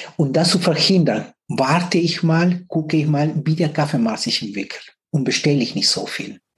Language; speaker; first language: German; non-native, fluent; Spanish